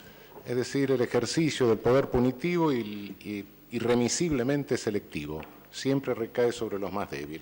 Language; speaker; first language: Spanish; native; Spanish